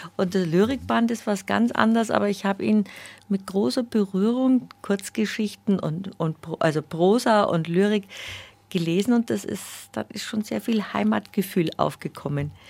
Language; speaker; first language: German; native; German